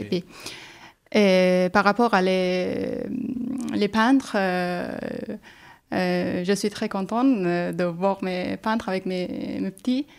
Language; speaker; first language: French; non-native, learner; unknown